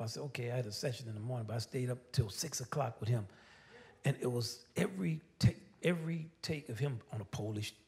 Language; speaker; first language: English; native; English